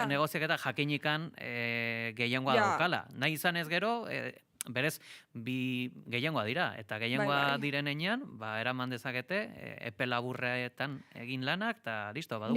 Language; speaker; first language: Basque; native; Basque